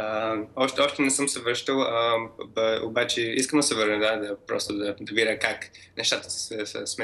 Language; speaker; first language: Bulgarian; early bilingual, heritage; Bulgarian